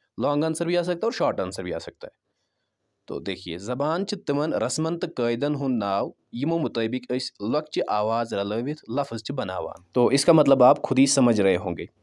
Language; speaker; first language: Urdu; non-native, local second language; Pahari-Potwari